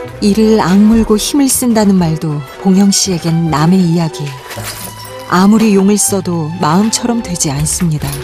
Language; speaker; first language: Korean; native; Korean